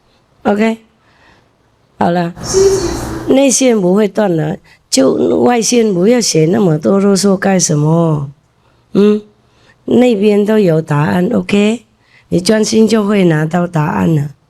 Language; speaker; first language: Chinese; non-native, fluent; Vietnamese